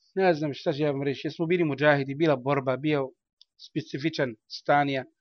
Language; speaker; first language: Bosnian; non-native, learner; Arabic